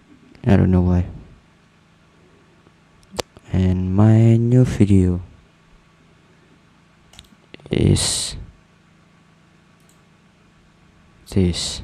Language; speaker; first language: English; non-native, learner; Indonesian